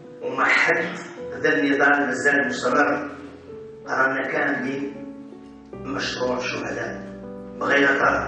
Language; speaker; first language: Arabic; native; Arabic